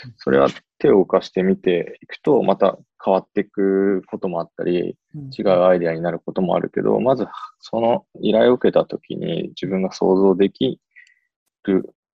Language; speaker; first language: Japanese; native; Japanese